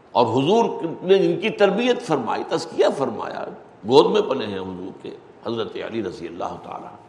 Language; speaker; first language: Urdu; native; Urdu